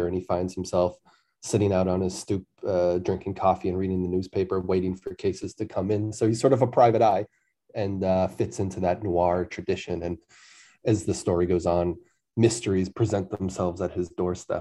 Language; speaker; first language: English; native; English